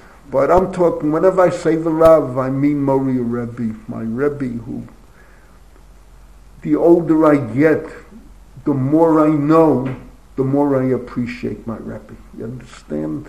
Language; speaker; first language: English; native; English